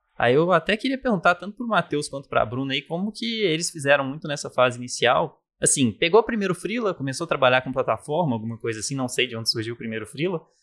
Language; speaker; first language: Portuguese; native; Portuguese